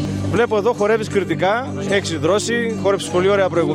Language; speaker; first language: Greek; native; Greek